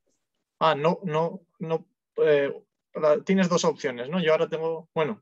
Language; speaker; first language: Spanish; non-native, learner; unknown